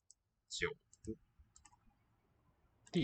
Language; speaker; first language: Chinese; non-native, learner; English